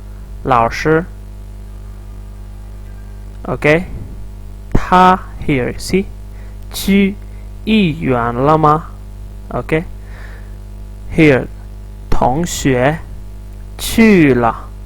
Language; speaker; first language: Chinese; non-native, fluent; Urdu